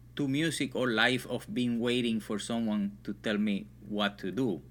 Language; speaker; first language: English; non-native, fluent; Spanish